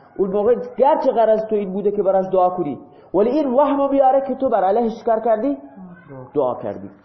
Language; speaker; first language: Persian; non-native, local second language; Baluchi